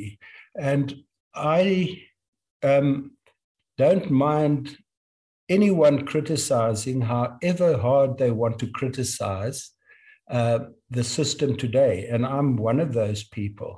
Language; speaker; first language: English; native; English